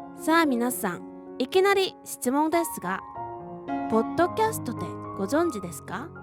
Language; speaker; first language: Japanese; non-native, fluent; Korean